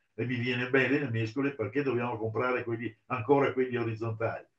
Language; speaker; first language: Italian; native; Italian